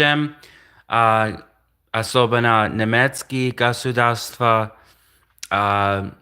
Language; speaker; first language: Russian; non-native, learner; English